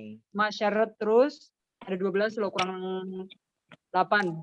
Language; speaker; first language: Indonesian; native; Indonesian